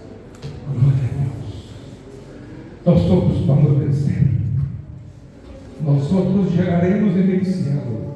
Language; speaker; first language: Spanish; non-native, fluent; Portuguese